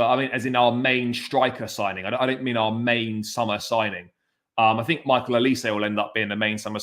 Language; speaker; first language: English; native; English